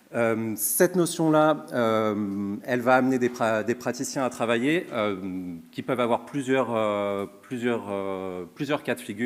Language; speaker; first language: French; native; French